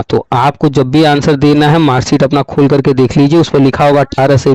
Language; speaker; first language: Hindi; native; Hindi